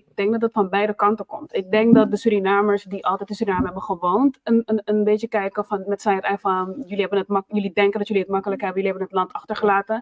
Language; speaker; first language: Dutch; native; Dutch